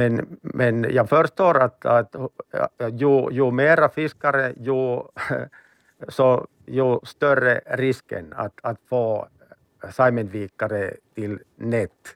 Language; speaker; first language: Swedish; non-native, learner; Finnish